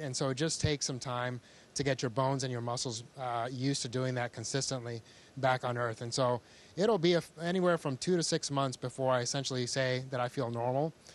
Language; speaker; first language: English; early bilingual, other home language; Spanish